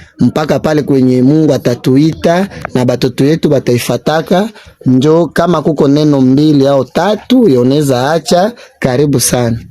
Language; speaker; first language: Swahili; native; Swahili